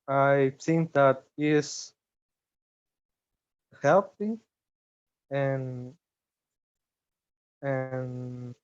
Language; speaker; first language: English; non-native, learner; Spanish